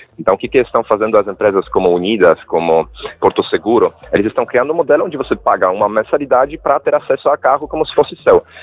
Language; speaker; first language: Portuguese; non-native, fluent; Polish